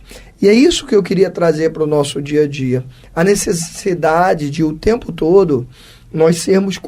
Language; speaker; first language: Portuguese; native; Portuguese